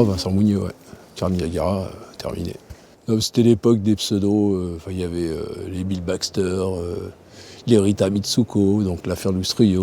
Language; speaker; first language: French; native; French